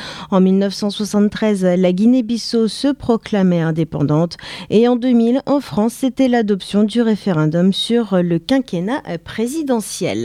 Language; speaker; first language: French; native; French